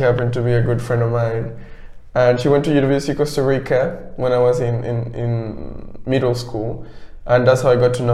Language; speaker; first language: English; non-native, fluent; Spanish